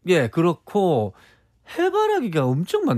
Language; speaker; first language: Korean; native; Korean